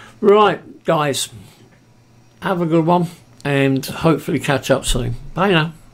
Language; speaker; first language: English; native; English